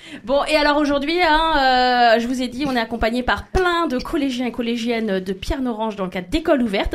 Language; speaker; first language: French; native; French